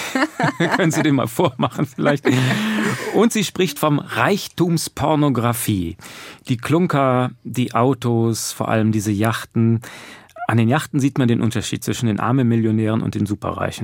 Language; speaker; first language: German; native; German